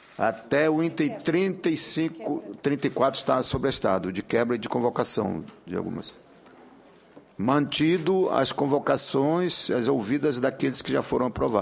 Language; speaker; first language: Portuguese; native; Portuguese